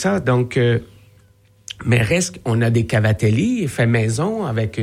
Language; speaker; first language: French; native; French